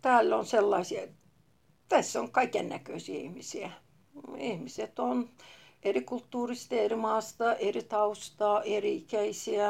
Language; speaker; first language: Finnish; non-native, fluent; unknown